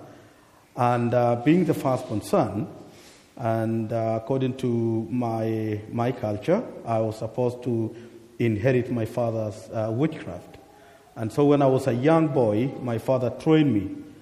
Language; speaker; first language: English; non-native, local second language; Masai